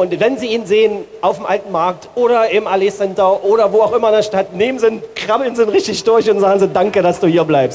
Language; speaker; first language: German; native; German